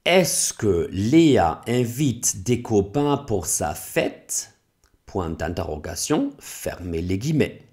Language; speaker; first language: French; non-native, fluent; German